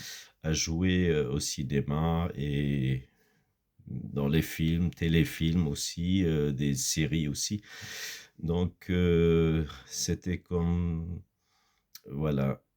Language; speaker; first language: French; non-native, fluent; Kurdish